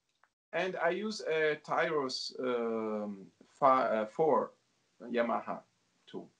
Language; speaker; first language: English; non-native, learner; Italian